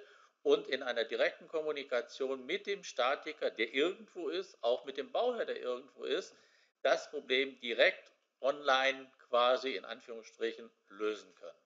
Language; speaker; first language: German; native; German